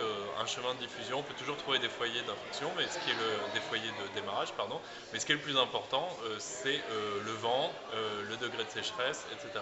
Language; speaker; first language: French; native; French